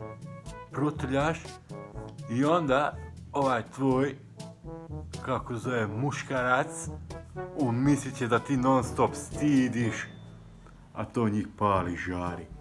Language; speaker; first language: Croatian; non-native, local second language; Hungarian